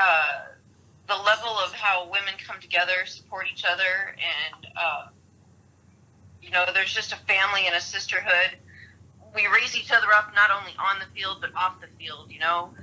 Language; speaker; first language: English; native; English